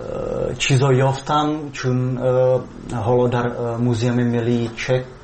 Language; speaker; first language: Tajik; non-native, fluent; Czech